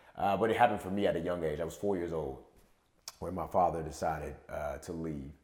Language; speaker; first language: English; native; English